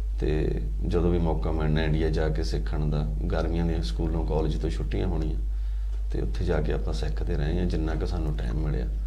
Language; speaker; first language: Punjabi; early bilingual, heritage; Punjabi